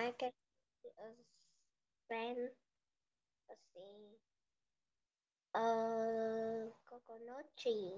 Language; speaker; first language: English; non-native, learner; Vietnamese